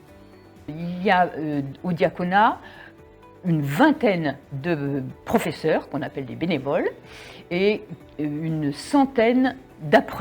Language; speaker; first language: French; native; French